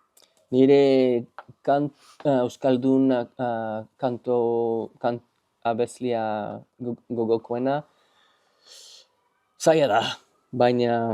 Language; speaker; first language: Basque; non-native, learner; English